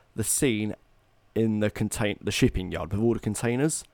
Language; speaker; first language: English; native; English